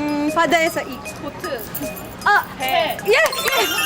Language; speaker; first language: Korean; non-native, learner; English